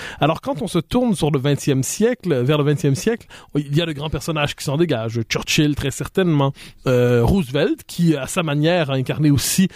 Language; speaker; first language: French; native; French